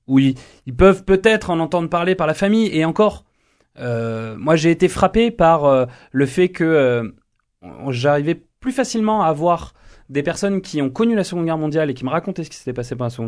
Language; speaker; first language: French; native; French